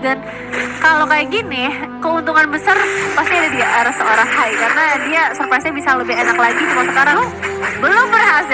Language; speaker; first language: Indonesian; native; Indonesian